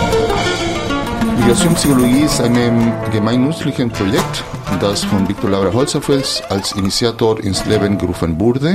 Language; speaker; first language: German; non-native, fluent; Spanish